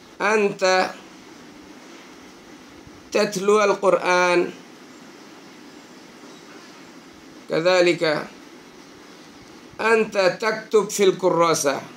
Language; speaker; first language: Arabic; non-native, fluent; Bangla